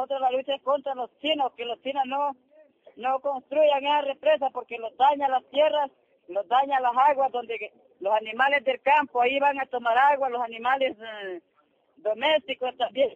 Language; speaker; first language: Spanish; native; Spanish